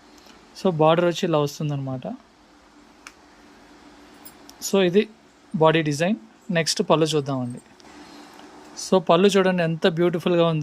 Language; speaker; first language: Telugu; native; Telugu